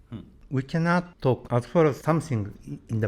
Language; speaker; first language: English; non-native, learner; Japanese